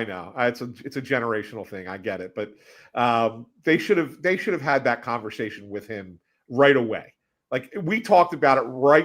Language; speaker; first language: English; native; English